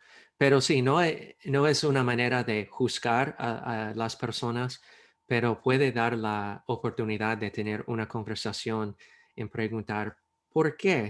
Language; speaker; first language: Spanish; non-native, fluent; English